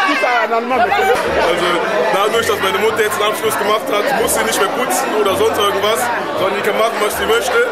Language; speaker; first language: German; early bilingual, other home language; Lingala